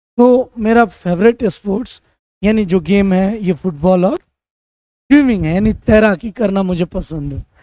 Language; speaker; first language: Hindi; native; Hindi